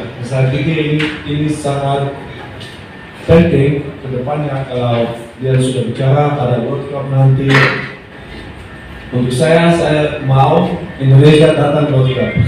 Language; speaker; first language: Indonesian; non-native, fluent; Dutch